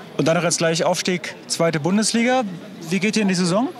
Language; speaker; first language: German; native; German